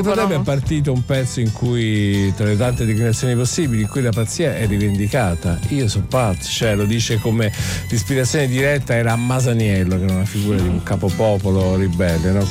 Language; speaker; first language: Italian; native; Italian